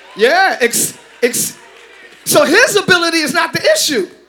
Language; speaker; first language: English; native; English